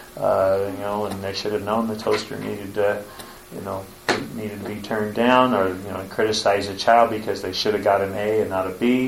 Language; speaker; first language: English; native; English